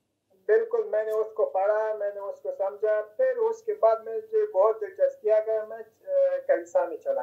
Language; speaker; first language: Hindi; non-native, fluent; Persian